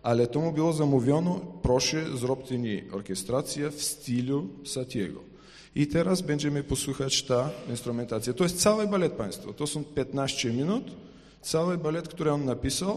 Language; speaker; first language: Polish; non-native, fluent; Ukrainian